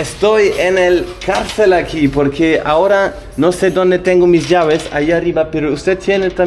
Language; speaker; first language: Spanish; non-native, fluent; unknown